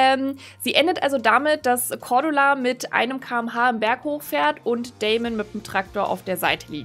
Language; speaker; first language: German; native; German